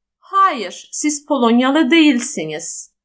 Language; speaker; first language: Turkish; non-native, fluent; Polish